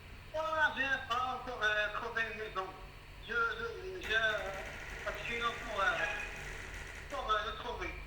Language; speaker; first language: French; non-native, learner; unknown